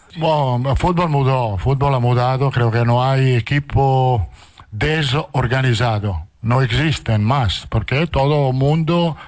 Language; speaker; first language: Portuguese; non-native, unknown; Italian